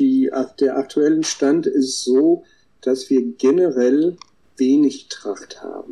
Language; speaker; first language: German; non-native, fluent; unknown